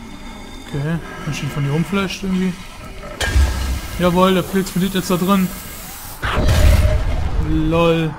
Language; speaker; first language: German; native; German